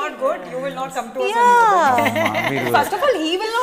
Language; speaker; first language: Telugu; non-native, learner; Punjabi